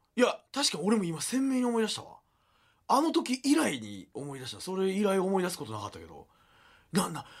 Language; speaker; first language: Japanese; native; Japanese